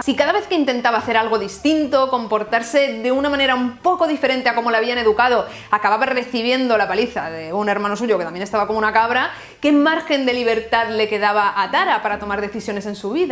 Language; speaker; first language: Spanish; native; Spanish